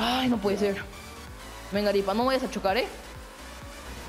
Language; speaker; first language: Spanish; native; Spanish